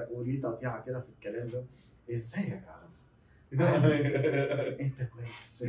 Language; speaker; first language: Arabic; native; Arabic